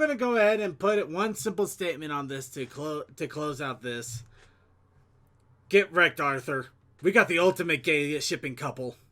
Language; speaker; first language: English; native; English